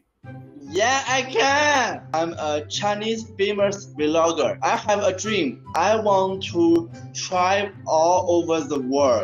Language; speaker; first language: English; non-native, learner; Chinese